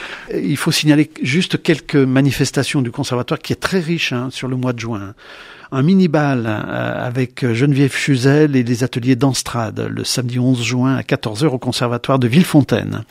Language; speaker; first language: French; native; French